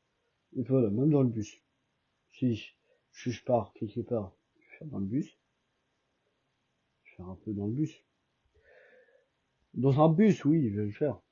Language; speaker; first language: French; non-native, fluent; Albanian